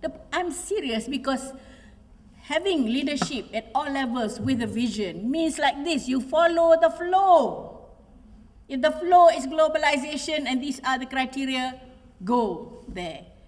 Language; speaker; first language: English; non-native, local second language; Malay